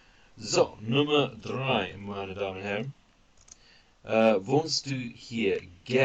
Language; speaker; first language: German; non-native, fluent; English